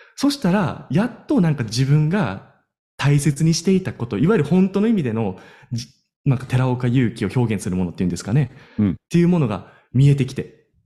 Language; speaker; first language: Japanese; native; Japanese